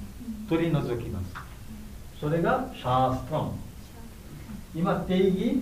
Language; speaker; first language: Japanese; non-native, learner; Bangla